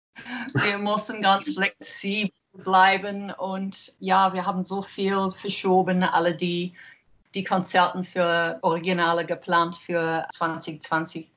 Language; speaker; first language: German; non-native, learner; English